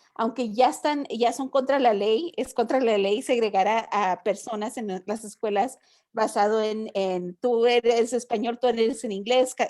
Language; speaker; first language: Spanish; early bilingual, heritage; Spanish